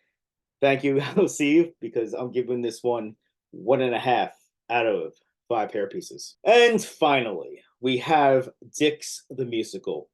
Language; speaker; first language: English; native; English